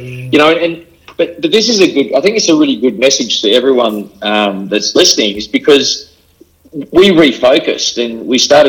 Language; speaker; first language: English; native; English